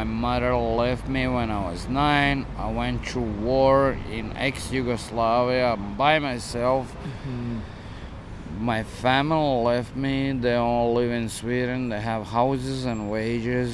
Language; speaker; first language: English; non-native, fluent; Croatian